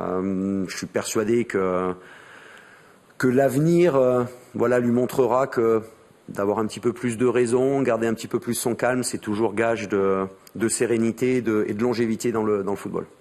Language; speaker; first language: French; native; French